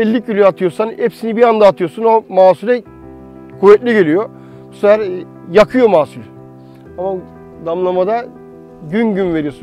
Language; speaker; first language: Turkish; native; Turkish